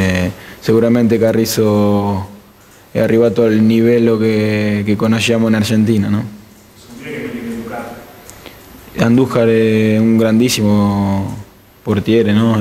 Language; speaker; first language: Italian; non-native, fluent; Spanish